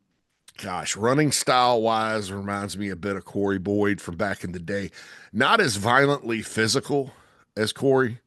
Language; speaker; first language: English; native; English